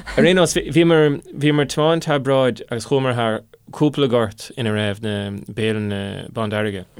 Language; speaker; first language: Irish; non-native, local second language; English